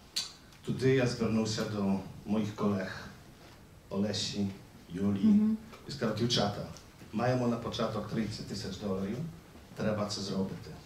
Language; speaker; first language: Ukrainian; native; Ukrainian